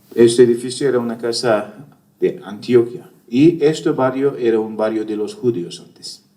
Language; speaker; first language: Spanish; non-native, fluent; Turkish